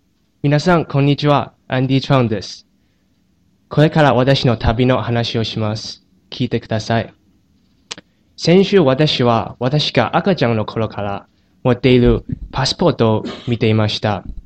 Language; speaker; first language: Japanese; non-native, learner; Chinese